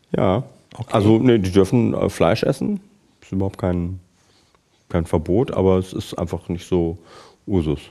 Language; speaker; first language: German; native; German